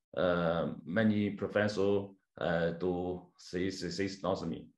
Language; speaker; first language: English; non-native, learner; Chinese